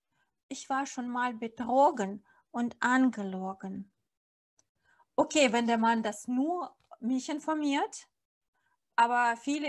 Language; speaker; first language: German; non-native, fluent; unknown